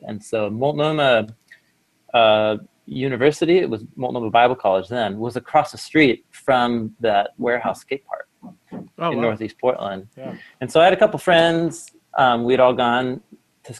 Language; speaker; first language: English; native; English